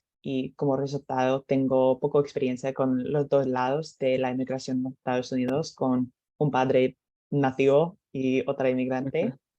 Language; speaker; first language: Spanish; non-native, learner; English